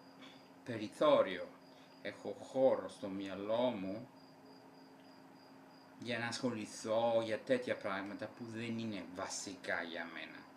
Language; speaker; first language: Greek; non-native, fluent; Italian